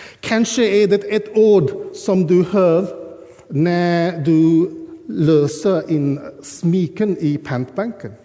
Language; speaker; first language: Swedish; non-native, fluent; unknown